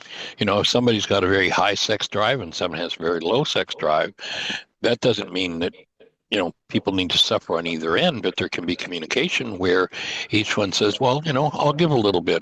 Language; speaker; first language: English; native; English